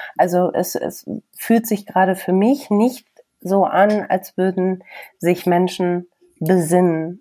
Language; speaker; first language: German; native; German